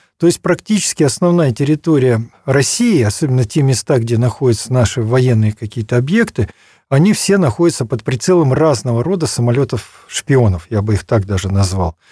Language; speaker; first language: Russian; native; Russian